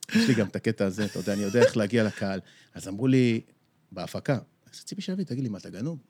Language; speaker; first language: Hebrew; native; Hebrew